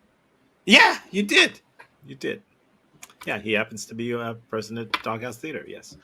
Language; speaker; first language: English; native; English